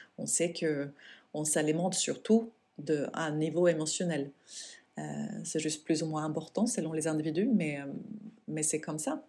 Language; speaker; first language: French; non-native, fluent; Swedish